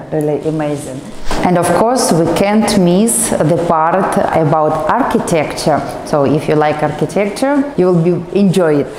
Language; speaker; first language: English; non-native, fluent; Russian